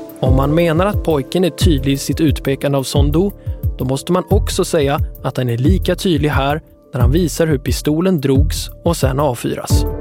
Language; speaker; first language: Swedish; native; Swedish